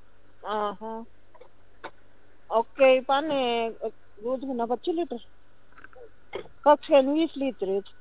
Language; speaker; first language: Estonian; non-native, learner; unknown